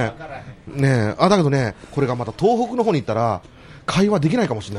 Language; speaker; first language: Japanese; native; Japanese